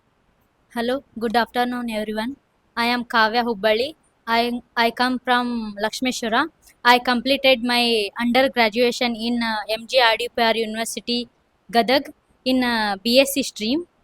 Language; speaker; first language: English; non-native, local second language; Kannada